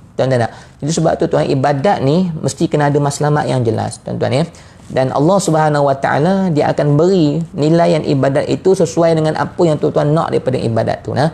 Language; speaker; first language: Malay; native; Malay